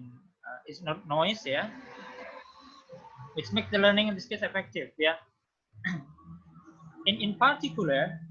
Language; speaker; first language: English; non-native, fluent; Indonesian